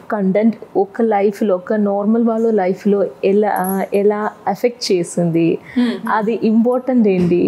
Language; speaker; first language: Telugu; non-native, fluent; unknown